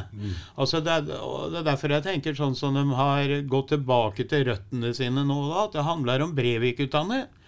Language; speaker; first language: Norwegian; native; Norwegian